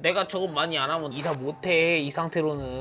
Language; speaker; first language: Korean; native; Korean